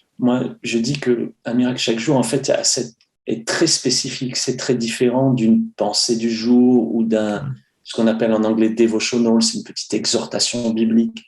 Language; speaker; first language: French; native; French